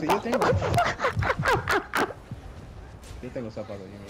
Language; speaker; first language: Spanish; early bilingual, heritage; Spanish